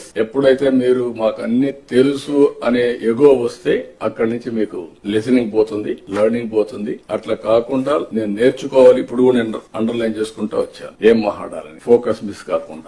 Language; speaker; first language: Telugu; native; Telugu